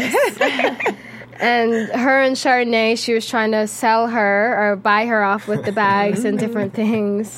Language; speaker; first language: English; native; English